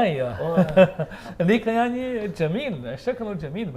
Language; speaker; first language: Arabic; non-native, learner; Chinese